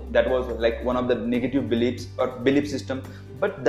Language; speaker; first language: English; non-native, local second language; Marathi